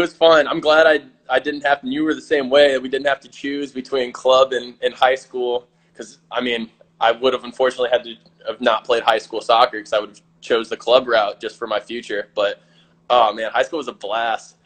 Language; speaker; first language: English; native; English